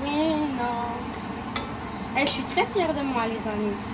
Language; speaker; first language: French; non-native, local second language; Arabic